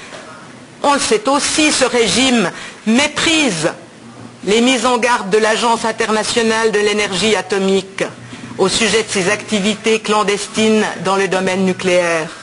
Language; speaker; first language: French; native; French